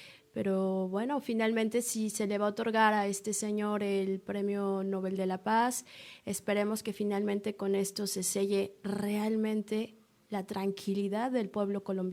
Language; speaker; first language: Spanish; native; Spanish